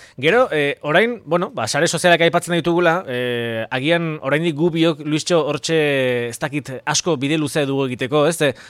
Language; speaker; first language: Basque; native; Basque